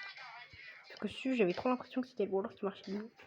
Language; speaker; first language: French; native; French